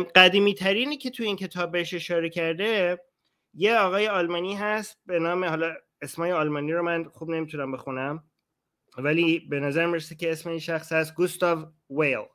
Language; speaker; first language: Persian; native; Persian